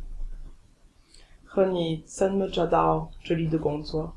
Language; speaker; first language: Chinese; non-native, learner; French